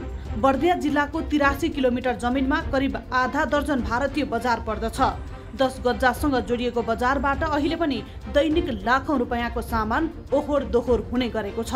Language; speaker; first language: Nepali; native; Nepali